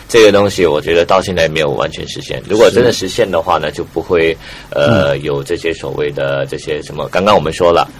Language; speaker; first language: Chinese; native; Chinese